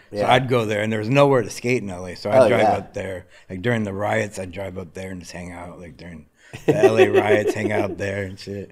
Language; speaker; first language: English; native; English